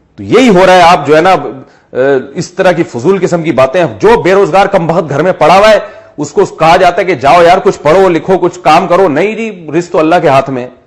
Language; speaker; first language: Urdu; native; Urdu